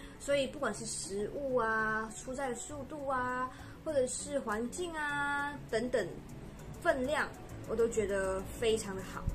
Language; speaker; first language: Chinese; native; Chinese